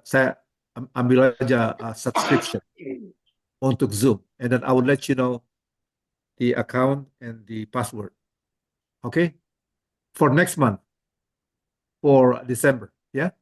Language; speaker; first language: English; non-native, fluent; Indonesian